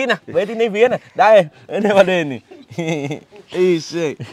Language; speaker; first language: Portuguese; non-native, learner; Vietnamese